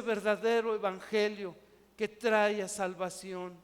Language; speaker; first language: Spanish; native; Spanish